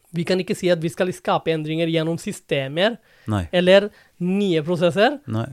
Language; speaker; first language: Norwegian; non-native, fluent; Bangla